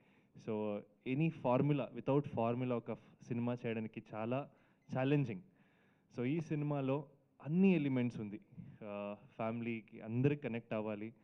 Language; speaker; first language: Telugu; non-native, fluent; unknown